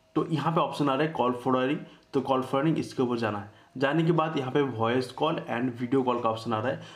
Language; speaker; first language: Hindi; native; Hindi